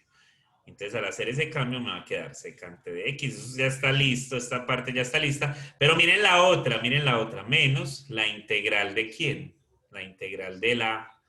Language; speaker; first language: Spanish; native; Spanish